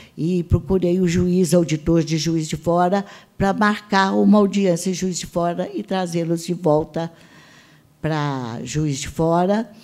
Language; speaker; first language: Portuguese; native; Portuguese